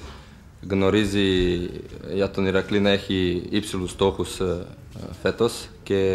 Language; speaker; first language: Greek; non-native, fluent; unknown